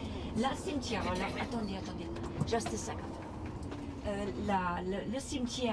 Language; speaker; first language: French; non-native, fluent; English